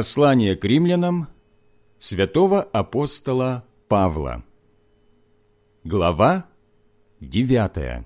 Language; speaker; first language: Russian; native; Russian